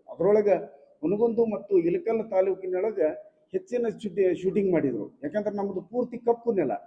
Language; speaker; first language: Kannada; native; Kannada